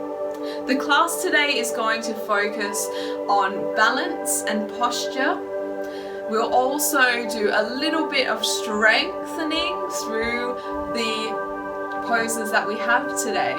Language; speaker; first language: English; native; English